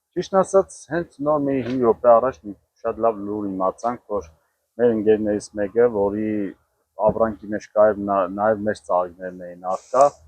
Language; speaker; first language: Armenian; native; Armenian